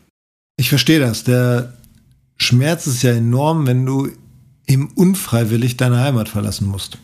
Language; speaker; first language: German; native; German